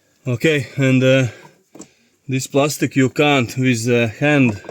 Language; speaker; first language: English; non-native, learner; Latvian